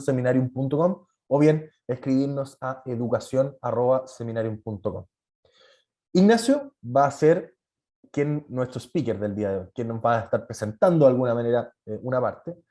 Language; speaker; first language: Spanish; native; Spanish